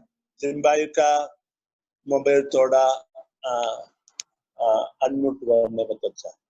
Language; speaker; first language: Hindi; non-native, learner; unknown